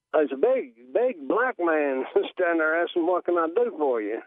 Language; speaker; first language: English; native; English